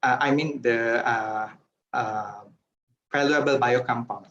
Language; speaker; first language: English; non-native, fluent; Indonesian